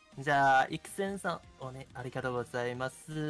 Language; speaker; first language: Japanese; native; Japanese